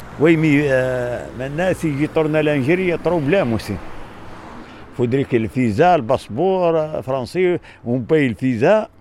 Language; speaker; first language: French; non-native, local second language; Arabic